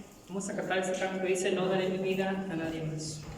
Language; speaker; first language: Spanish; native; Spanish